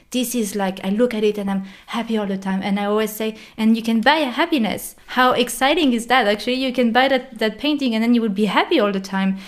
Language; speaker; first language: English; non-native, fluent; French